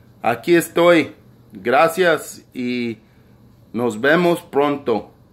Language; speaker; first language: Spanish; early bilingual, heritage; Spanish